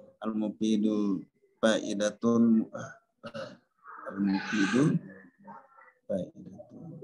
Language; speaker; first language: Arabic; non-native, learner; Malay